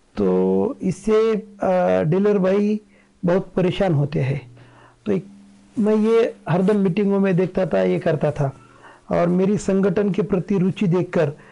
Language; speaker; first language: Hindi; non-native, local second language; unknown